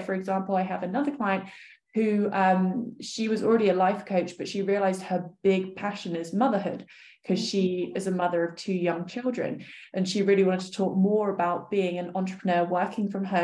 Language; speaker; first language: English; native; English